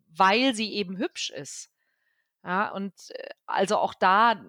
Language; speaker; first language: German; native; German